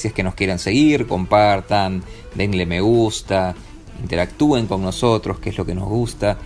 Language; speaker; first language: Spanish; native; Spanish